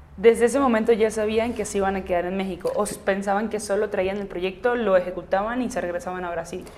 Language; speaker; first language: Spanish; native; Spanish